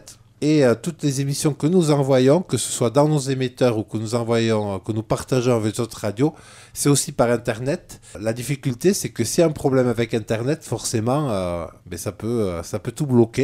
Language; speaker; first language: French; native; French